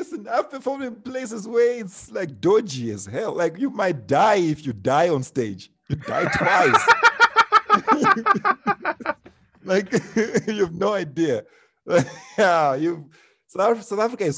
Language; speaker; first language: English; non-native, local second language; Shona